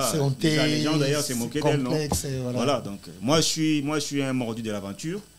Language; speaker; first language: French; non-native, local second language; Lingala